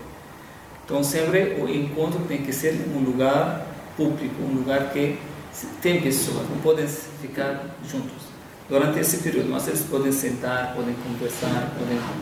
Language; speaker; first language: Portuguese; non-native, fluent; Arabic